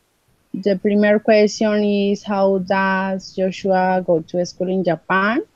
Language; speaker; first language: English; non-native, learner; Spanish